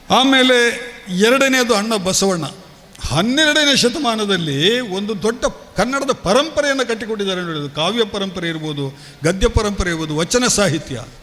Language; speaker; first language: Kannada; non-native, local second language; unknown